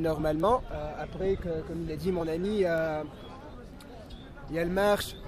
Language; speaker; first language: French; non-native, local second language; Arabic